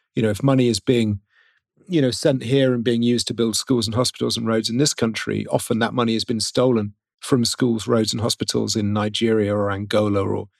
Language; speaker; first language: English; native; English